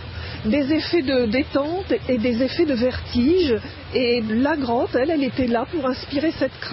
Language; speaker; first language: French; native; French